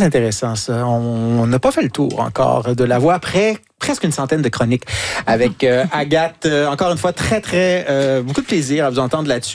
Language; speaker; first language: French; native; French